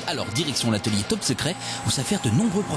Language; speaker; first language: French; native; French